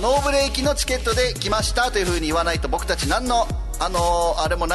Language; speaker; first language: Japanese; native; Japanese